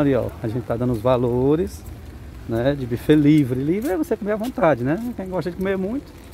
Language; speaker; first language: Portuguese; native; Portuguese